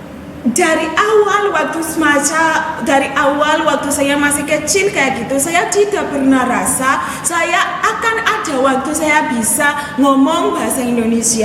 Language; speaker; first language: Indonesian; non-native, fluent; English